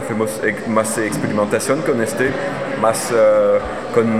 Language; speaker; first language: Spanish; non-native, learner; French